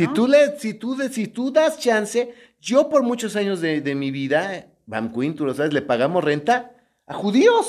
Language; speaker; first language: Spanish; native; Spanish